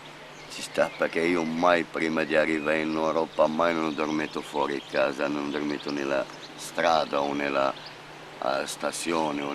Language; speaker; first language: Italian; non-native, fluent; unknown